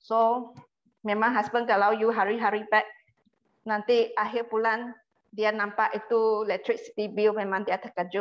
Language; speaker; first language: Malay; non-native, local second language; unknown